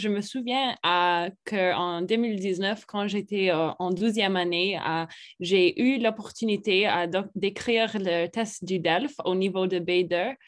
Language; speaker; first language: French; non-native, fluent; English